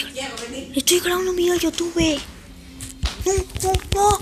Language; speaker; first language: Spanish; native; Spanish